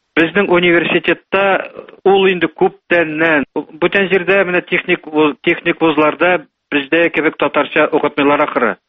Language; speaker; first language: Tatar; native; Tatar